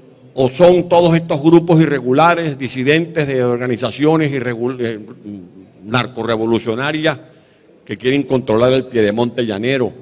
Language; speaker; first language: Spanish; native; Spanish